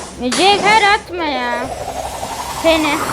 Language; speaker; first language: Turkish; native; Turkish